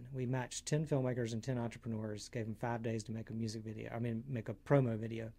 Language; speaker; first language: English; native; English